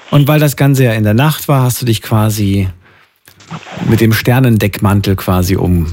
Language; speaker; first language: German; native; German